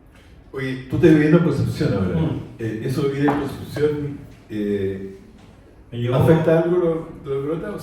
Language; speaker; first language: Spanish; native; Spanish